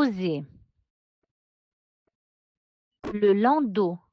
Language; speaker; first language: French; non-native, fluent; Spanish